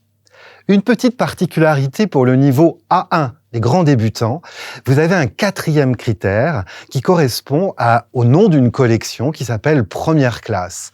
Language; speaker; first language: French; native; French